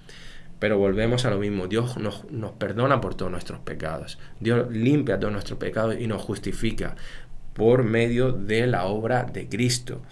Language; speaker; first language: Spanish; native; Spanish